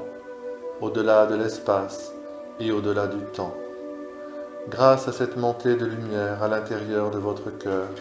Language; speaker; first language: French; native; French